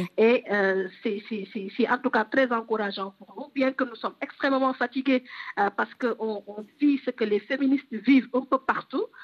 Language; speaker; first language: French; non-native, local second language; Wolof